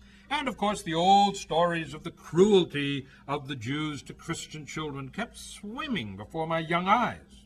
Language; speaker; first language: English; native; English